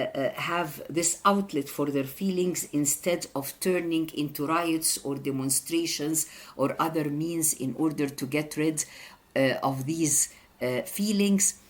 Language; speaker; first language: English; non-native, fluent; Arabic